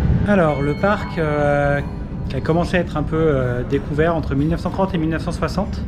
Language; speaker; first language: French; native; French